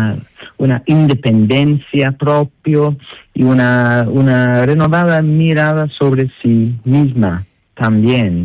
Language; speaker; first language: Spanish; non-native, learner; Italian